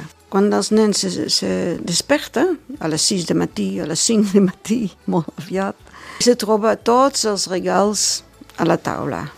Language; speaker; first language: Catalan; non-native, learner; Dutch